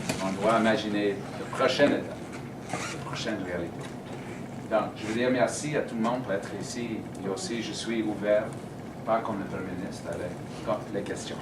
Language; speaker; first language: French; non-native, learner; English